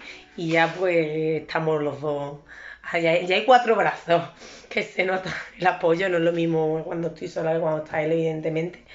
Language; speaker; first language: Spanish; native; Spanish